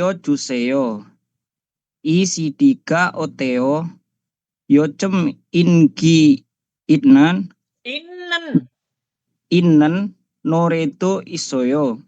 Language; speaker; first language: Korean; non-native, learner; Indonesian